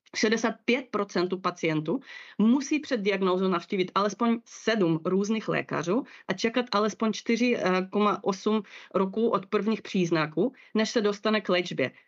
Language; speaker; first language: Czech; non-native, fluent; Russian